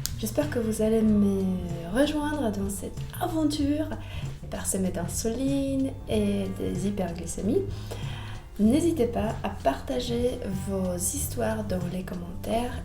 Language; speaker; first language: French; non-native, fluent; Polish